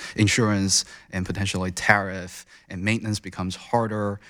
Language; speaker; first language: English; non-native, fluent; Chinese